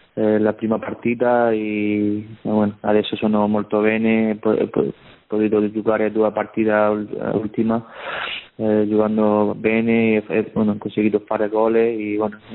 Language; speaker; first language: Italian; non-native, learner; Spanish